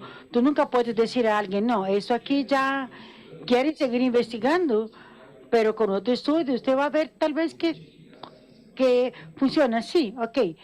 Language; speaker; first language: Portuguese; non-native, fluent; Spanish